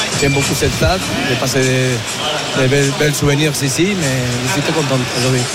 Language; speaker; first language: French; non-native, learner; Spanish